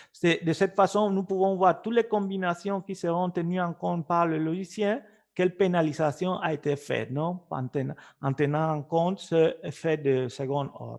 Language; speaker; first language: French; non-native, fluent; Spanish